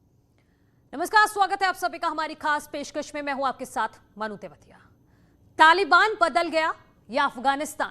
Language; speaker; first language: Hindi; native; Hindi